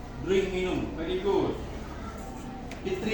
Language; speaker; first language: English; non-native, learner; Indonesian